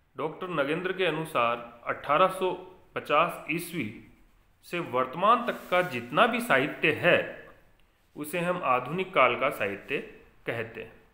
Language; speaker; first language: Hindi; native; Hindi